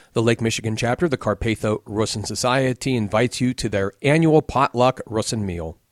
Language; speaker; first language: English; native; English